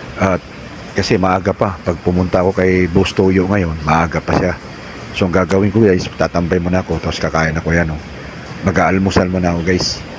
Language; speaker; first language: Filipino; native; Filipino